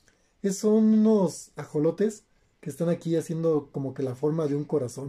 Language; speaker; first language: Spanish; native; Spanish